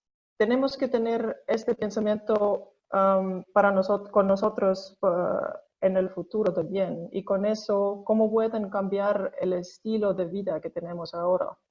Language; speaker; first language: Spanish; non-native, fluent; Estonian